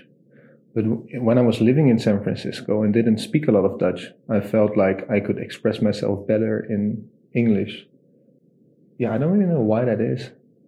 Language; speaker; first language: English; non-native, fluent; Dutch